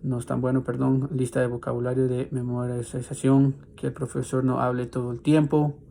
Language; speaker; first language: Spanish; non-native, learner; English